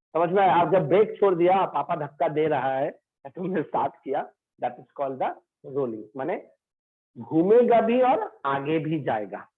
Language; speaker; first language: Hindi; non-native, local second language; Bangla